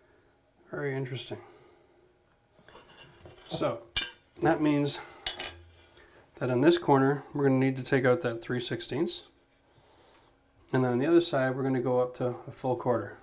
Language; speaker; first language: English; native; English